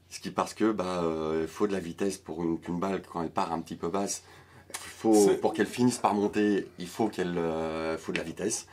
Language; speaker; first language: French; native; French